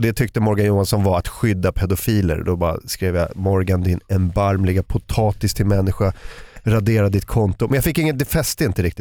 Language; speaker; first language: Swedish; native; Swedish